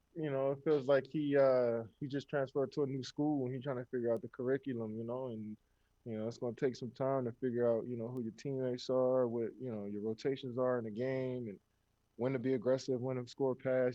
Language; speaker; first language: English; native; English